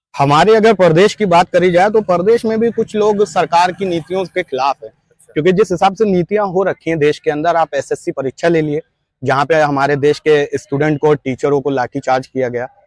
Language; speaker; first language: Hindi; native; Hindi